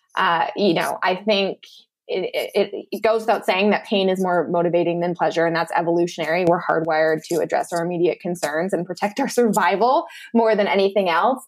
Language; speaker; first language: English; native; English